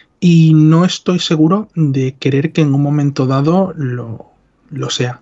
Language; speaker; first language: Spanish; native; Spanish